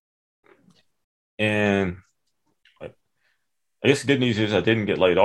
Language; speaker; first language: English; native; English